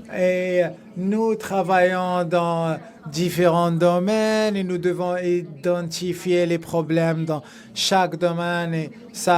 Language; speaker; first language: French; non-native, fluent; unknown